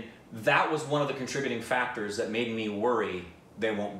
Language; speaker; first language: English; native; English